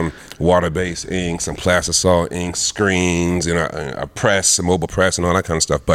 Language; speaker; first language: English; early bilingual, other home language; Lingala